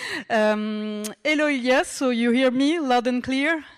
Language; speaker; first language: English; non-native, fluent; French